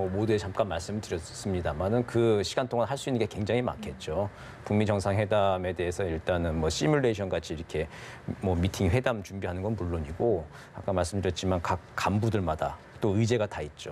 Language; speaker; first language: Korean; native; Korean